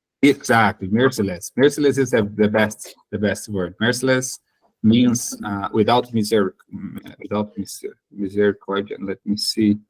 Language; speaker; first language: English; non-native, learner; Portuguese